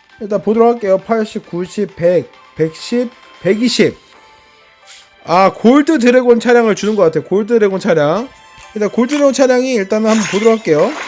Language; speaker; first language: Korean; native; Korean